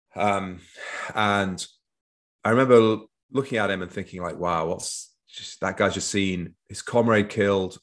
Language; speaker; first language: English; native; English